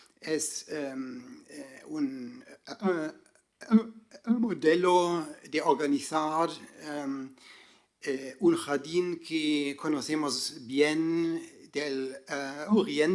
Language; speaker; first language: Spanish; non-native, fluent; German